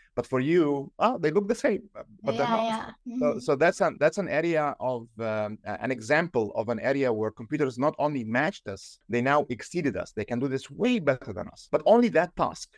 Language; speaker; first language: English; non-native, fluent; Arabic